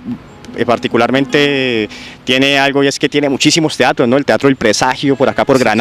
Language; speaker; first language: Spanish; native; Spanish